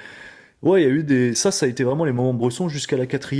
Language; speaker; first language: French; native; French